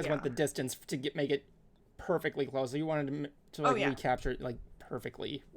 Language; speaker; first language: English; native; English